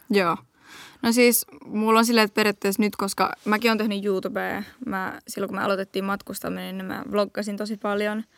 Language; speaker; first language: Finnish; early bilingual, heritage; Finnish